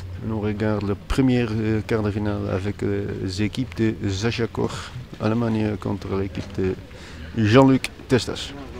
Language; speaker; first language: French; non-native, learner; Dutch